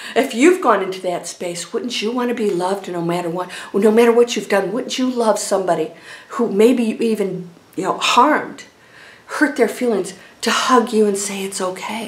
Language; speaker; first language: English; native; English